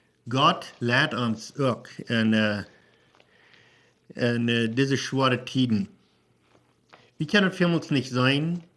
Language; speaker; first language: German; non-native, learner; Plautdietsch